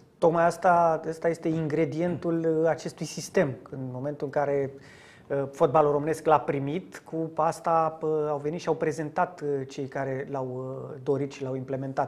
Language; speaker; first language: Romanian; native; Romanian